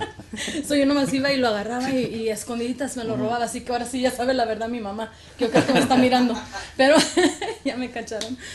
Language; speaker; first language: Spanish; early bilingual, heritage; Spanish